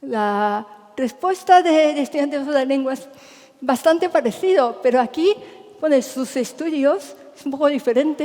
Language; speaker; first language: Spanish; non-native, fluent; Japanese